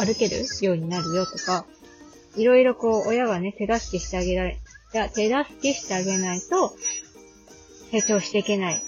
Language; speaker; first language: Japanese; native; Japanese